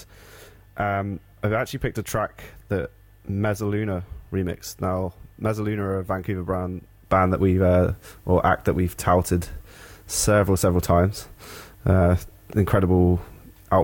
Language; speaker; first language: English; native; English